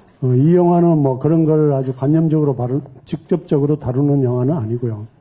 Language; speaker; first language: Korean; native; Korean